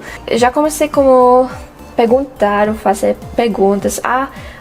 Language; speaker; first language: Portuguese; non-native, fluent; German